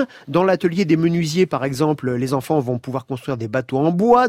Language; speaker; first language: French; native; French